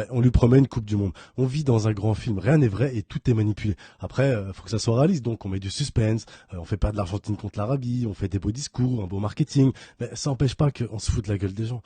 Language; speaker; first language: French; native; French